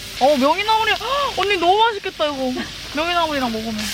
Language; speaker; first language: Korean; native; Korean